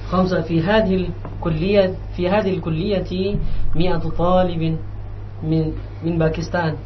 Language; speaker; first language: Arabic; non-native, learner; Indonesian